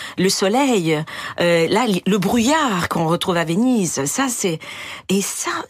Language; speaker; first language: French; non-native, fluent; Italian